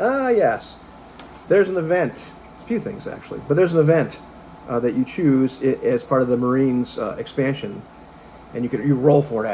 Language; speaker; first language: English; native; English